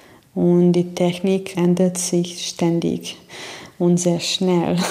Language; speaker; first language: German; non-native, fluent; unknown